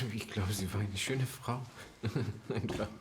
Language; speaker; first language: German; non-native, fluent; Persian